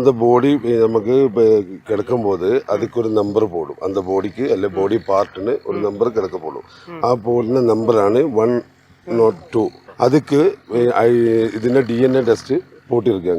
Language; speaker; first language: Tamil; non-native, local second language; Malayalam